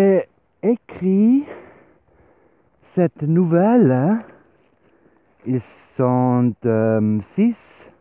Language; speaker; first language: French; non-native, learner; Swiss German